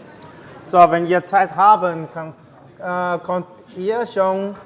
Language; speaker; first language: German; non-native, fluent; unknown